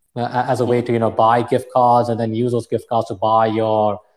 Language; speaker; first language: English; non-native, fluent; Arabic